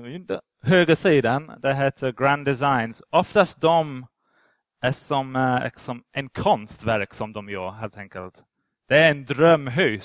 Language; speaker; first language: Swedish; non-native, fluent; English